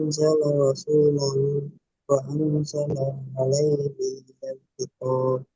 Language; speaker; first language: Arabic; non-native, learner; Bangla